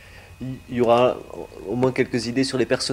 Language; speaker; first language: French; native; French